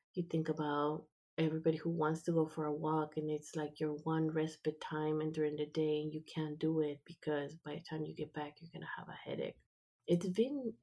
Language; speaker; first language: English; early bilingual, other home language; Spanish